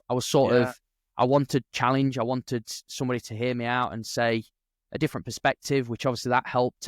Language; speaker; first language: English; native; English